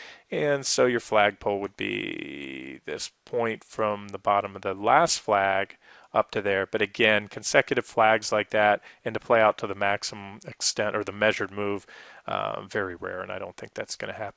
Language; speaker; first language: English; native; English